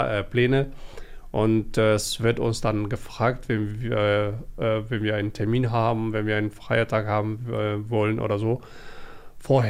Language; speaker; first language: German; non-native, fluent; Somali